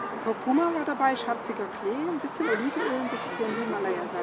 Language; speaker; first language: German; native; German